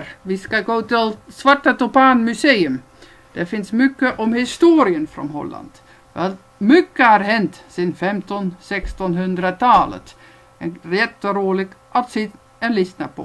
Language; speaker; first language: Swedish; non-native, fluent; Dutch